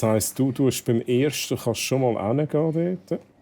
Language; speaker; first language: German; native; German